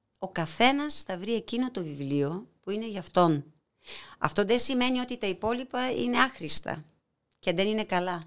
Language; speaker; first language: Greek; non-native, fluent; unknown